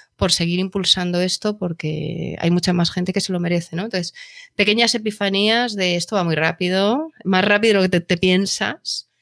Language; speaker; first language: Spanish; native; Spanish